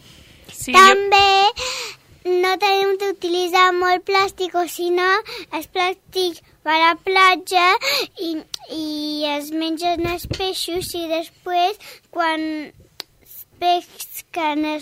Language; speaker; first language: Catalan; non-native, local second language; Spanish